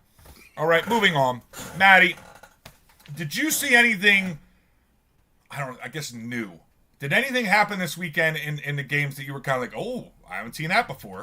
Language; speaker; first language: English; native; English